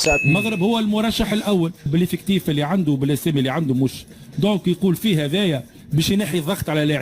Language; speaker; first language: Arabic; native; Arabic